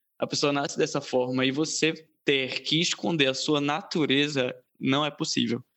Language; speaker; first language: Portuguese; native; Portuguese